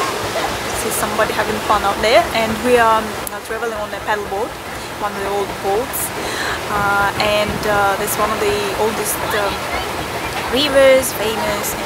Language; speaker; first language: English; non-native, fluent; Russian